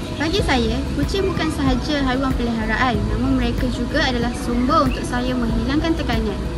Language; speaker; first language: Malay; native; Malay